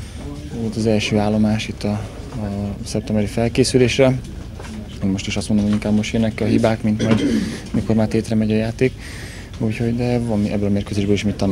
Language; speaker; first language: Hungarian; native; Hungarian